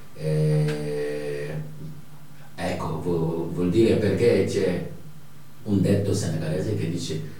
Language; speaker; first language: Italian; non-native, fluent; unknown